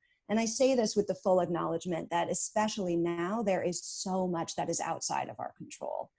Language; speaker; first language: English; native; English